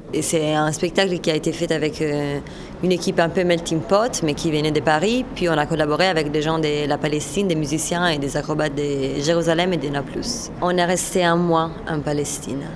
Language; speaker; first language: French; non-native, fluent; Italian